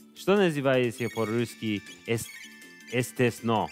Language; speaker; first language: Russian; non-native, learner; English